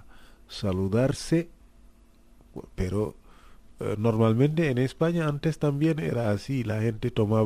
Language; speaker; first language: Spanish; non-native, fluent; Wolof